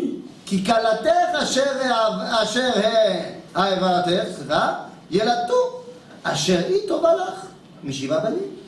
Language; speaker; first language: Hebrew; non-native, fluent; French